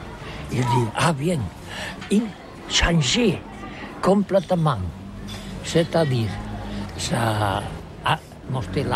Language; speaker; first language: French; non-native, learner; Catalan